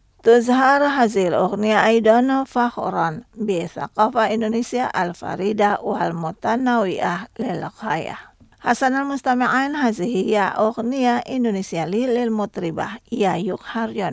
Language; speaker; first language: Arabic; non-native, fluent; Indonesian